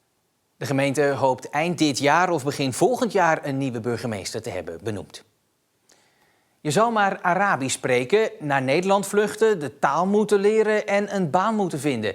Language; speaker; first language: Dutch; native; Dutch